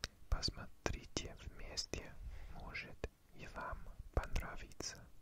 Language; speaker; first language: Russian; non-native, learner; English